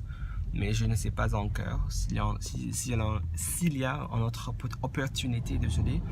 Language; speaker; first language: French; non-native, fluent; English